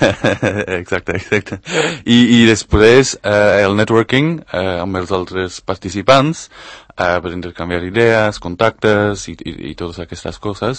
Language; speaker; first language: Catalan; non-native, fluent; Spanish